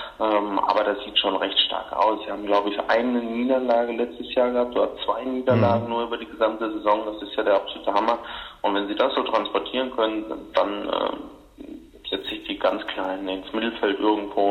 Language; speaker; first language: German; native; German